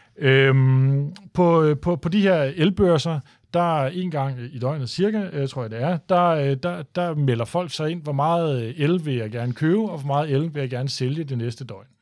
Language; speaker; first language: Danish; native; Danish